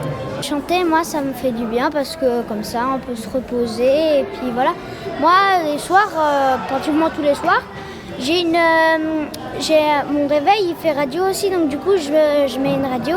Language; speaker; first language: French; native; French